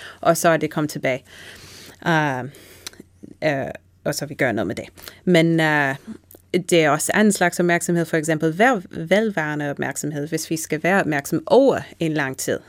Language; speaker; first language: Danish; non-native, fluent; English